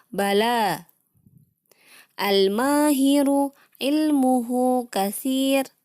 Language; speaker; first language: Arabic; non-native, fluent; Indonesian